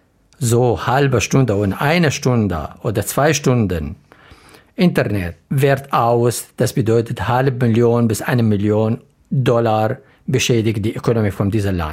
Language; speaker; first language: German; non-native, learner; Arabic